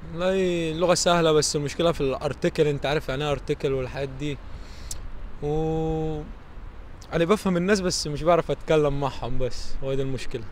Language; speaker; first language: Arabic; native; Arabic